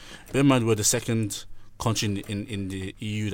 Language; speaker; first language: English; native; English